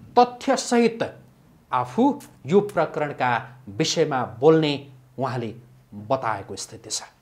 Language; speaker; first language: Nepali; native; Nepali